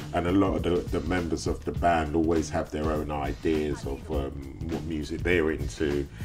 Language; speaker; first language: English; native; English